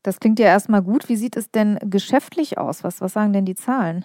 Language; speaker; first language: German; native; German